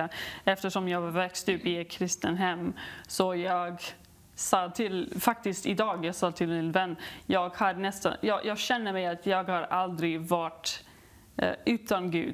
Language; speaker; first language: Swedish; non-native, learner; English